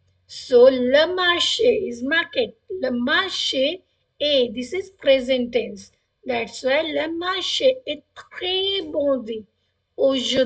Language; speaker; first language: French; non-native, fluent; Hindi